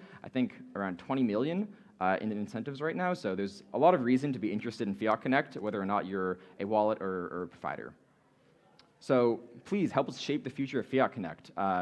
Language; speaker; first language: English; native; English